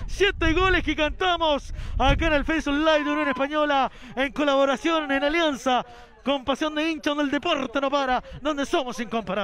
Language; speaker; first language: Spanish; native; Spanish